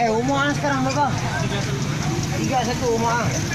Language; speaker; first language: Malay; native; Malay